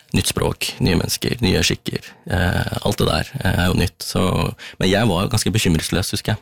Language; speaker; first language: Norwegian; early bilingual, other home language; Tamil